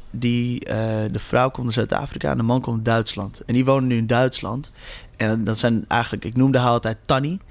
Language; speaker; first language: Dutch; early bilingual, heritage; Dutch